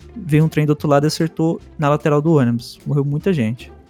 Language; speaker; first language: Portuguese; early bilingual, other home language; Spanish